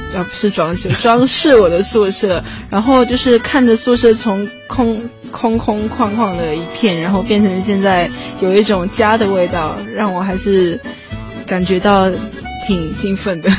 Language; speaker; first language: Chinese; non-native, local second language; Cantonese